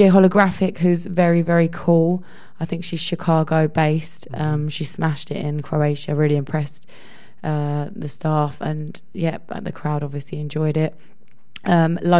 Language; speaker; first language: English; native; English